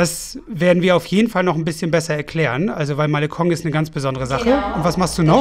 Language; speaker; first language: German; native; German